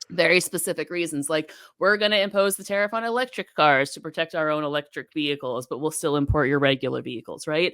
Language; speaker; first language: English; native; English